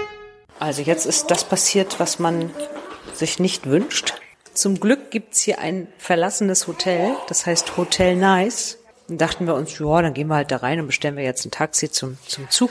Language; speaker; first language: German; native; German